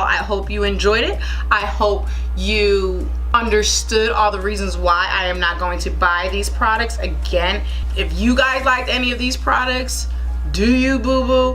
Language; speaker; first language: English; native; English